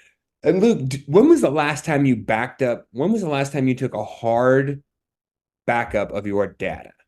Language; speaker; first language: English; native; English